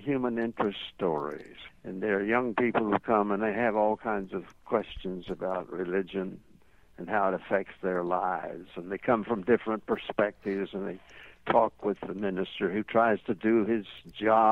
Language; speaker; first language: English; native; English